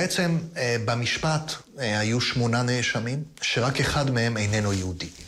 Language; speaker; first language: Hebrew; native; Hebrew